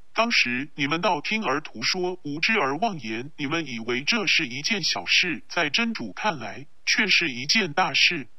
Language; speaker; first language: Chinese; non-native, local second language; Cantonese